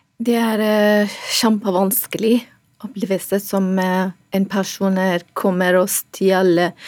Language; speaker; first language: Norwegian; non-native, learner; Persian